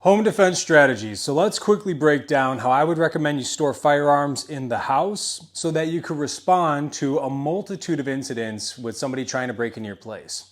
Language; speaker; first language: English; native; English